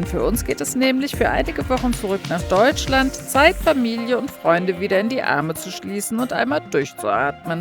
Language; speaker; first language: German; native; German